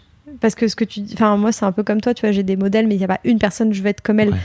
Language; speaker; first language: French; native; French